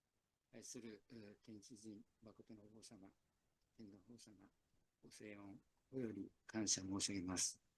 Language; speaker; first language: Japanese; native; Japanese